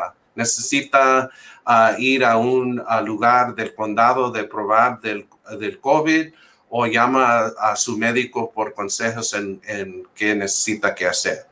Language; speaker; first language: Spanish; early bilingual, heritage; English